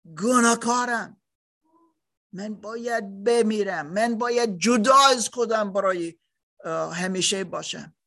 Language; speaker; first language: Persian; non-native, learner; German